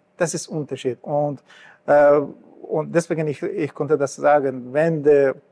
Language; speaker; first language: German; non-native, learner; Persian